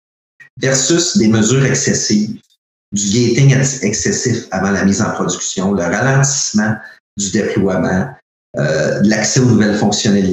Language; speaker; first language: French; native; French